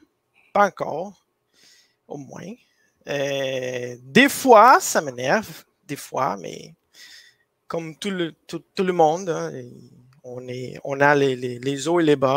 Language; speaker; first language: French; non-native, fluent; Portuguese